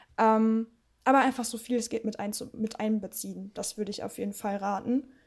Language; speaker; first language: German; early bilingual, other home language; Russian